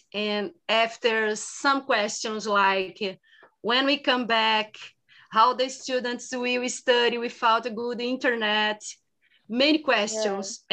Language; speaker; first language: English; non-native, learner; Portuguese